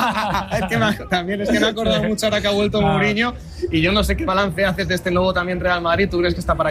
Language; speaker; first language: Spanish; native; Spanish